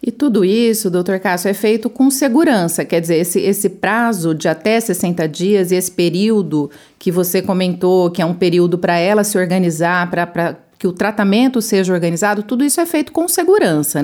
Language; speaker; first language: Portuguese; native; Portuguese